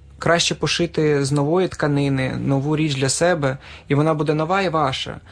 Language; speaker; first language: Ukrainian; native; Ukrainian